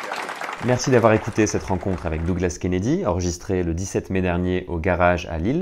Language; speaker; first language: French; native; French